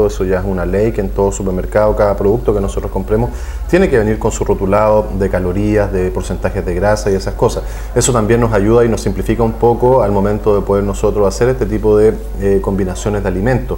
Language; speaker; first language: Spanish; native; Spanish